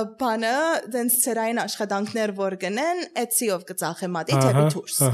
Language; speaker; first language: Armenian; early bilingual, heritage; Armenian